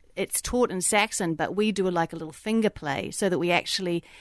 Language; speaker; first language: English; native; English